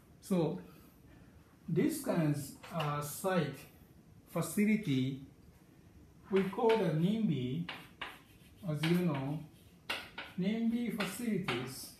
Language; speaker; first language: English; non-native, learner; Japanese